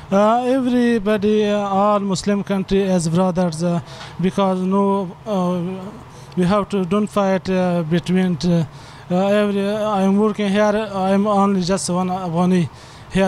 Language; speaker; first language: English; non-native, learner; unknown